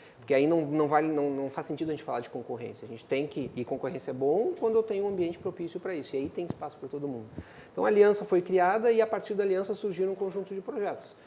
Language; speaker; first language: Portuguese; native; Portuguese